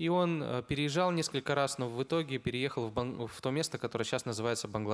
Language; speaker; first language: Russian; native; Russian